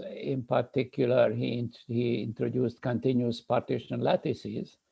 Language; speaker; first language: English; non-native, fluent; Hungarian